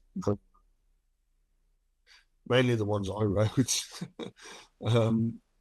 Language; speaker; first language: English; native; English